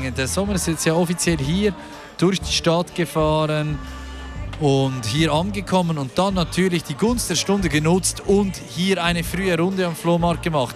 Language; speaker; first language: German; native; German